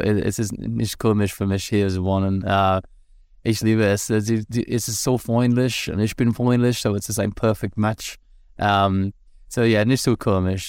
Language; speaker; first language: German; non-native, learner; English